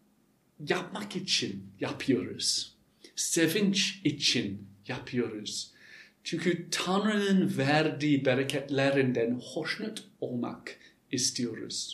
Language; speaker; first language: Turkish; non-native, fluent; English